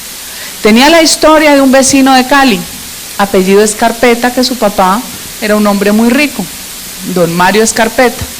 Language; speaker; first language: Spanish; native; Spanish